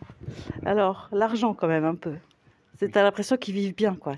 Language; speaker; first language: French; native; French